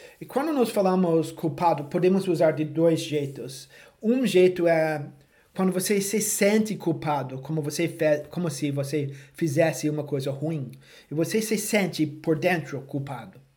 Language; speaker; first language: Portuguese; non-native, fluent; English